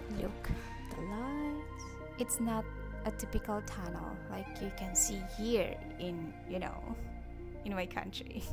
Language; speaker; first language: English; non-native, local second language; Filipino